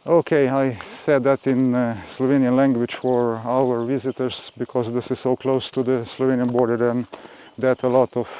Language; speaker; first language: English; non-native, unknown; Slovenian